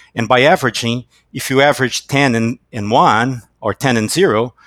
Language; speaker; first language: English; non-native, fluent; Portuguese